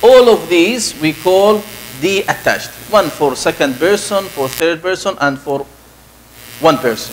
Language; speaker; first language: English; non-native, fluent; Arabic